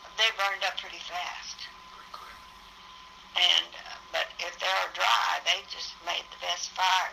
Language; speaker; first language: English; native; English